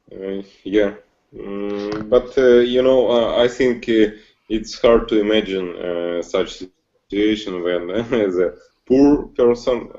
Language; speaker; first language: English; non-native, learner; Russian